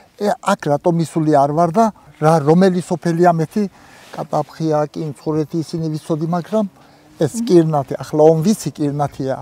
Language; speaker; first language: Georgian; early bilingual, heritage; Georgian